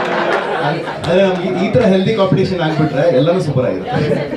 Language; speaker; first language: Kannada; native; Kannada